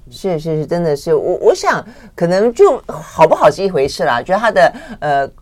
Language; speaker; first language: Chinese; native; Chinese